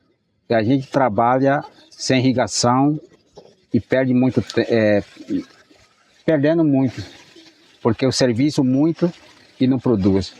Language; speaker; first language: Portuguese; non-native, local second language; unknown